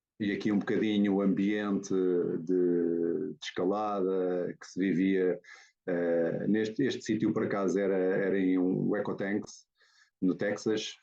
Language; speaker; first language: Portuguese; native; Portuguese